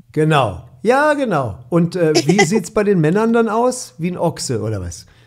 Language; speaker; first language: German; native; German